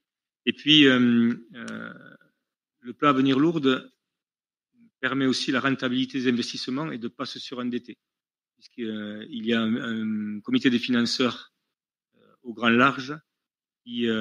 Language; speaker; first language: French; native; French